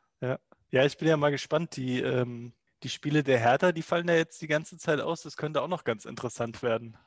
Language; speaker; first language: German; native; German